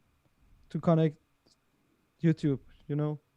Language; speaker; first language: English; non-native, learner; Persian